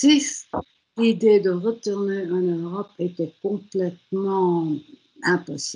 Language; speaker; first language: French; non-native, fluent; German